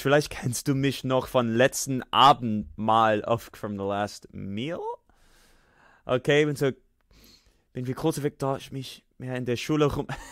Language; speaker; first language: German; non-native, learner; English